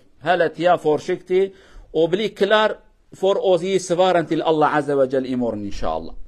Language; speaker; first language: Norwegian; non-native, learner; Kurdish